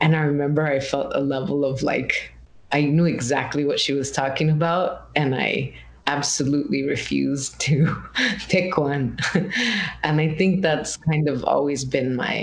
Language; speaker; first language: English; native; English